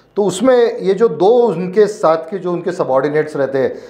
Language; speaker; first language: Hindi; non-native, local second language; Marathi